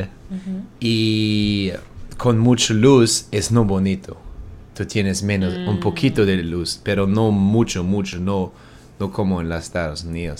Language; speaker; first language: Spanish; non-native, learner; German